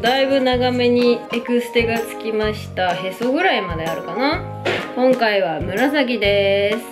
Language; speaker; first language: Japanese; native; Japanese